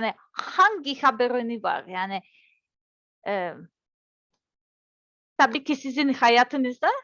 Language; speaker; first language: Turkish; non-native, learner; Serbian